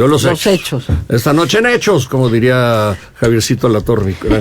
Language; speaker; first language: Spanish; native; Spanish